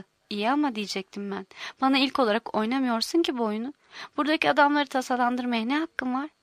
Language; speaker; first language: Turkish; native; Turkish